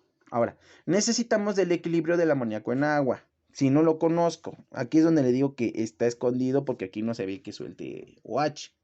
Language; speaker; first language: Spanish; native; Spanish